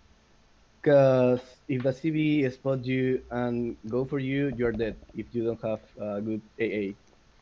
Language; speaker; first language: English; non-native, learner; Spanish